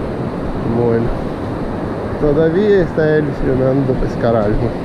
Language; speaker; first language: Spanish; non-native, fluent; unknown